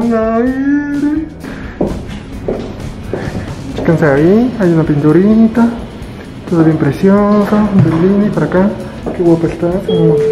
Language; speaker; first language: Spanish; native; Spanish